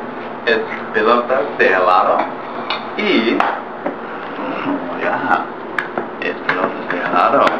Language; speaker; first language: Spanish; non-native, learner; English